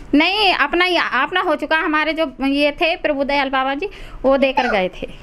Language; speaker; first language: Hindi; native; Hindi